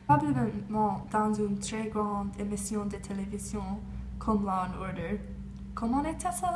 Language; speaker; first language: French; non-native, learner; English